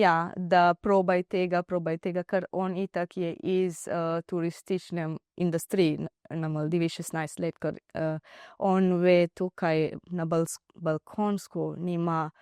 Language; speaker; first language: Slovenian; non-native, learner; Divehi